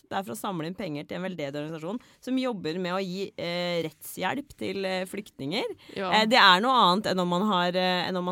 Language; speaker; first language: Norwegian; native; Norwegian